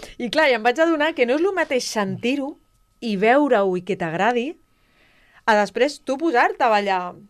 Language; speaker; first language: Catalan; non-native, local second language; Spanish